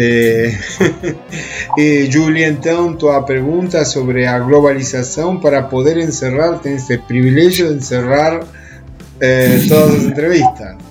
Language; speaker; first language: Portuguese; non-native, fluent; Spanish